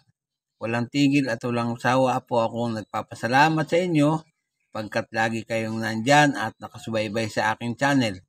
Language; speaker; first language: Filipino; native; Filipino